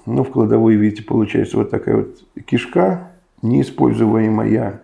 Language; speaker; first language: Russian; native; Russian